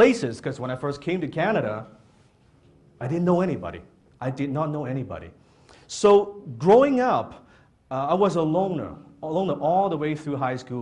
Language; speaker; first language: English; non-native, fluent; Cantonese